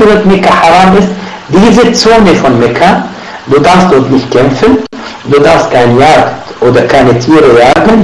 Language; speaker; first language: German; non-native, fluent; Arabic